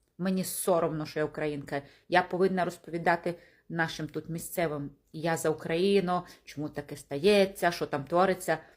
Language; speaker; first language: Ukrainian; non-native, local second language; Russian